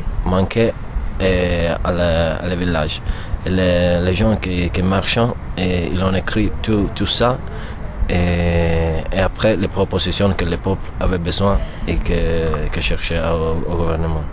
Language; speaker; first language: French; non-native, learner; Italian